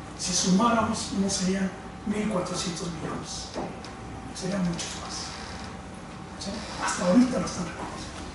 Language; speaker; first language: Spanish; non-native, fluent; Cantonese